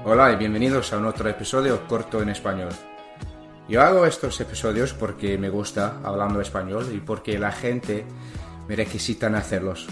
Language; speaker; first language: Spanish; non-native, learner; English